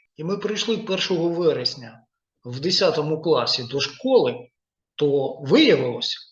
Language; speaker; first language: Ukrainian; non-native, local second language; Russian